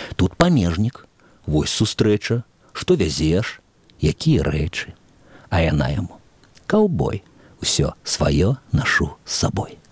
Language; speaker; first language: Belarusian; non-native, local second language; Russian